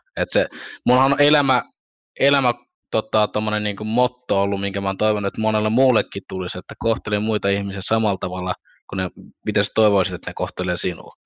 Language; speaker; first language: Finnish; early bilingual, other home language; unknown